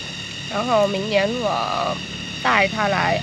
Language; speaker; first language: Chinese; non-native, learner; Vietnamese